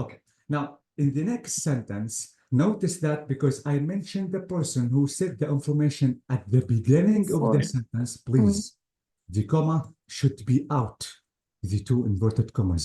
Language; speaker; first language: English; non-native, fluent; Arabic